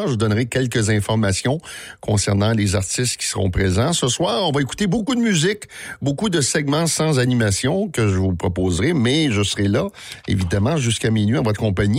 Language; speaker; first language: French; native; French